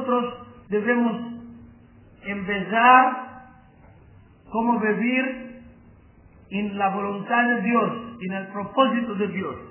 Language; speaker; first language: Spanish; non-native, fluent; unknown